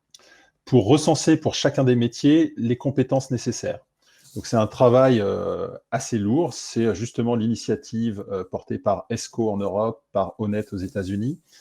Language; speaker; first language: French; native; French